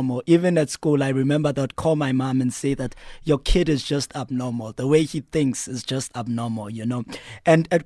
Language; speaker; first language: English; non-native, local second language; Xhosa